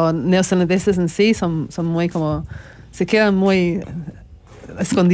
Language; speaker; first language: Spanish; non-native, fluent; English